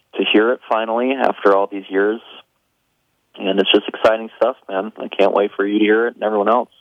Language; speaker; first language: English; native; English